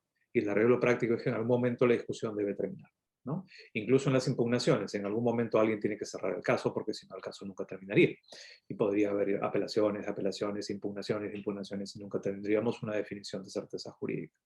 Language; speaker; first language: Spanish; native; Spanish